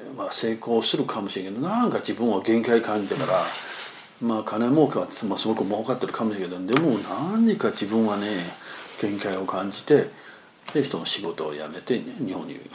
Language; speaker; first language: Japanese; non-native, fluent; Chinese